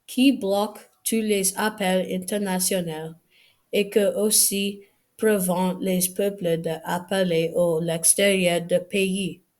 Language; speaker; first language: French; non-native, learner; English